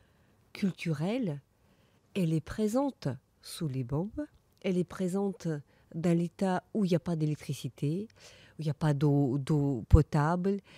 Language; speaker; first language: French; non-native, fluent; Ukrainian